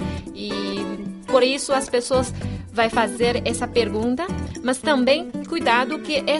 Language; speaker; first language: Portuguese; non-native, fluent; Chinese